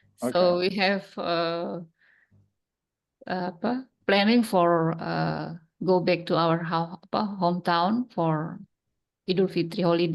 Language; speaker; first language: English; non-native, learner; Indonesian